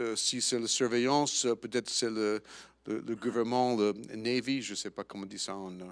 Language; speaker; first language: French; non-native, fluent; English